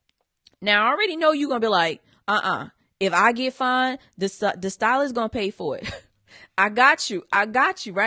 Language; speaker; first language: English; native; English